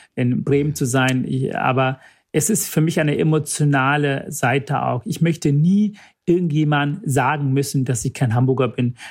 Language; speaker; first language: German; early bilingual, other home language; Tamil